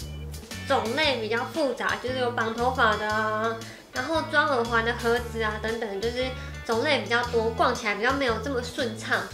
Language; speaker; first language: Chinese; native; Chinese